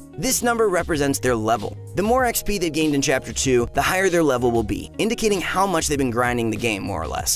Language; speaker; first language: English; native; English